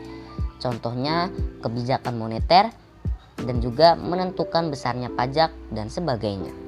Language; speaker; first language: Indonesian; native; Indonesian